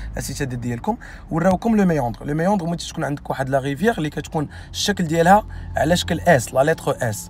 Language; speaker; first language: French; non-native, local second language; Arabic